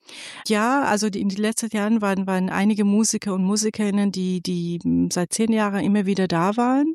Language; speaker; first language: German; non-native, fluent; Persian